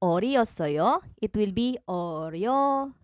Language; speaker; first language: Korean; non-native, fluent; Filipino